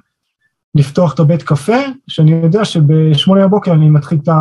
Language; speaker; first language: Hebrew; native; Hebrew